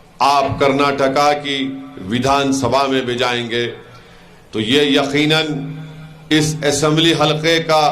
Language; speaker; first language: Urdu; native; Urdu